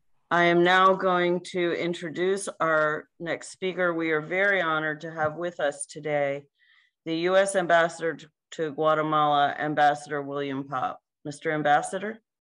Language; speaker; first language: English; native; English